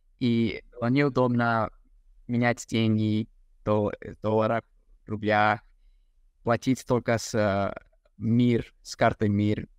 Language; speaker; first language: Russian; non-native, fluent; English